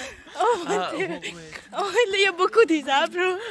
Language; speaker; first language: French; non-native, learner; English